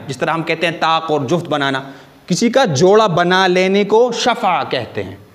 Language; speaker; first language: Urdu; non-native, local second language; Pashto